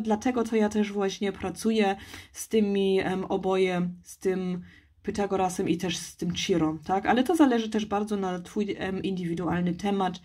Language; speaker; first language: Polish; early bilingual, heritage; Polish